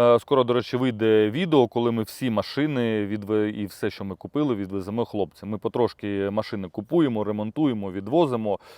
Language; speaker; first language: Ukrainian; non-native, local second language; Russian